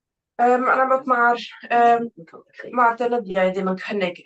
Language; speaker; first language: Welsh; native; Welsh